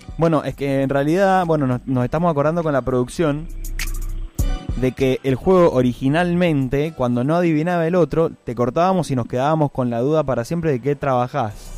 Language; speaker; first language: Spanish; native; Spanish